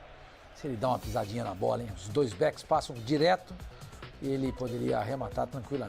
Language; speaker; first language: Portuguese; native; Portuguese